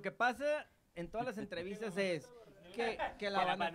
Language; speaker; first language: Spanish; native; Spanish